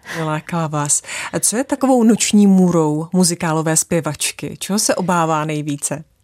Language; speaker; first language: Czech; native; Czech